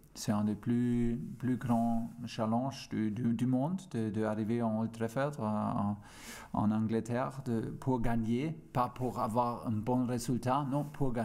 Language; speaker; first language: French; non-native, fluent; German